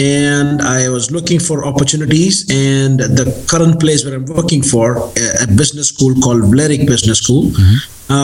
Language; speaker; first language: English; non-native, local second language; Tamil